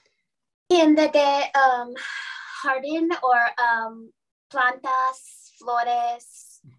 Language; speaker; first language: Spanish; non-native, learner; English